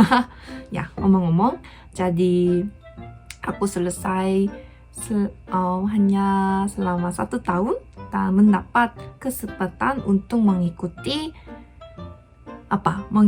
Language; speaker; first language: Indonesian; non-native, fluent; Korean